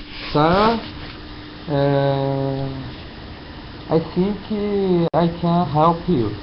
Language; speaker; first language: English; non-native, learner; Portuguese